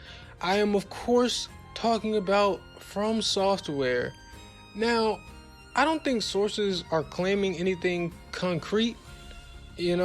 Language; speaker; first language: English; native; English